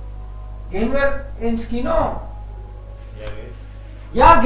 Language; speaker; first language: German; non-native, fluent; Hindi